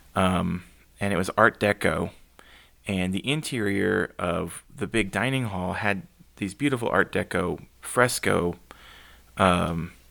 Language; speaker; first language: English; native; English